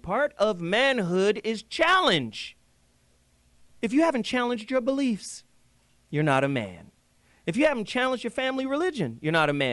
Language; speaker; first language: English; native; English